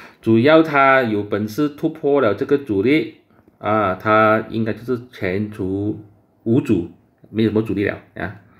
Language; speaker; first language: Chinese; native; Chinese